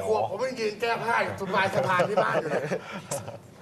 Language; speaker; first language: Thai; native; Thai